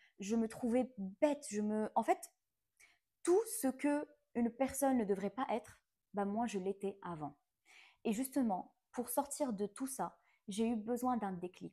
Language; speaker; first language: French; non-native, local second language; Arabic